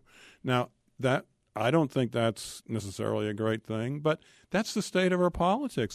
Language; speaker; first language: English; native; English